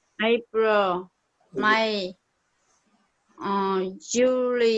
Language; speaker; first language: English; non-native, learner; Vietnamese